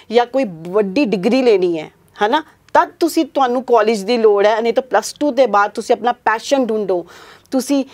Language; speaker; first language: Hindi; non-native, local second language; Punjabi